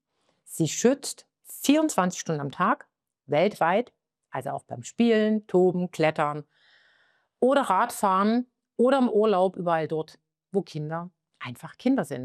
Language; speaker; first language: German; native; German